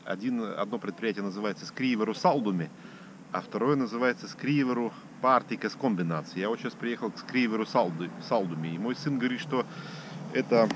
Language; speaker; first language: Russian; native; Russian